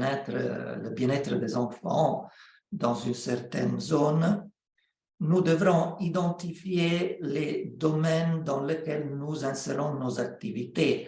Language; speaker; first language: French; non-native, fluent; Italian